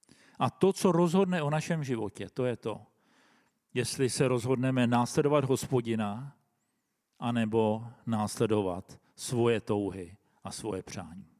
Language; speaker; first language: Czech; native; Czech